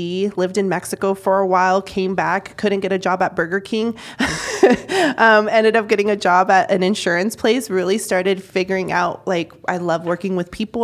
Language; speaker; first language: English; native; English